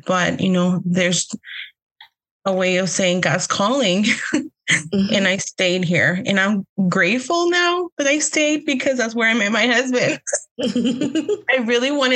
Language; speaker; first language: English; early bilingual, other home language; Spanish